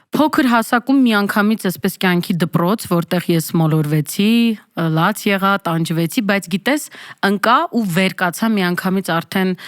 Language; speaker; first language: Armenian; native; Armenian